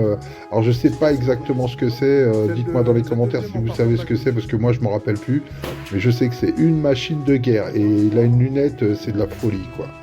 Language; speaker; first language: French; native; French